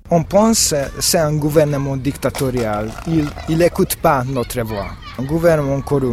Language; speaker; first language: French; non-native, fluent; Hungarian